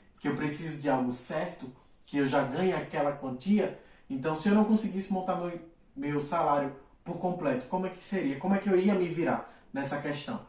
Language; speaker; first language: Portuguese; native; Portuguese